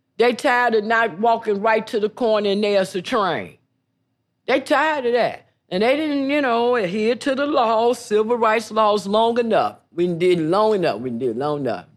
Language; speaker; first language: English; native; English